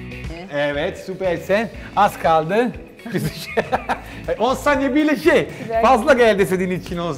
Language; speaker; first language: Turkish; non-native, learner; Italian